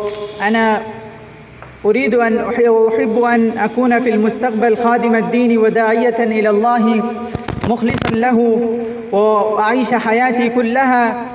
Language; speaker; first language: Arabic; non-native, fluent; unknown